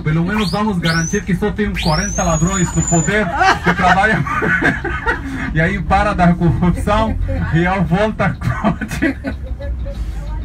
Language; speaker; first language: Portuguese; non-native, learner; Arabic